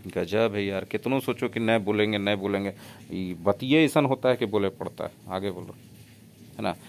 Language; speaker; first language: Hindi; native; Hindi